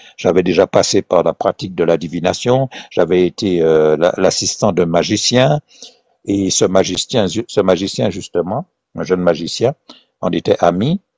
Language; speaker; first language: French; non-native, local second language; Haitian Creole